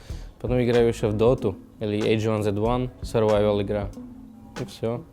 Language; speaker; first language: Russian; non-native, learner; Slovak